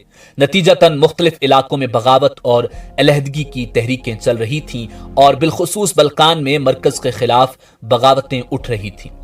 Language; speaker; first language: Urdu; native; Urdu